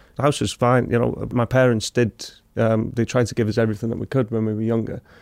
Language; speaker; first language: English; native; English